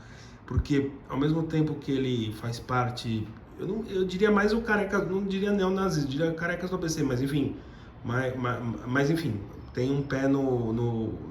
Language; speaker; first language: Portuguese; native; Portuguese